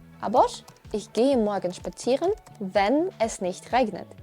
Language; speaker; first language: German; non-native, fluent; Ukrainian